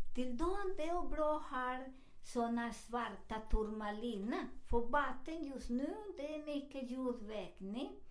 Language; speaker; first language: Swedish; non-native, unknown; Spanish